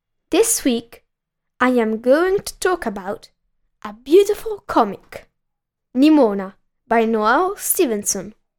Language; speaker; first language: English; non-native, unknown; Italian